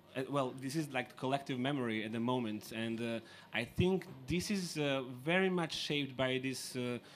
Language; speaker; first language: English; non-native, fluent; Serbian